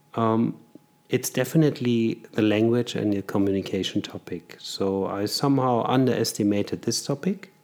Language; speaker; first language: English; non-native, fluent; German